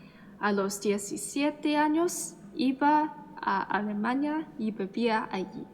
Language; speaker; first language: Spanish; non-native, learner; English